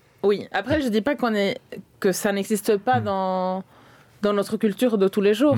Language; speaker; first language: French; non-native, fluent; Spanish